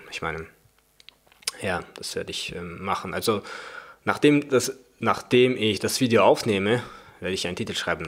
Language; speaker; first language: German; early bilingual, other home language; Chechen